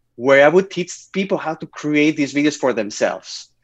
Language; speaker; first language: English; non-native, fluent; Spanish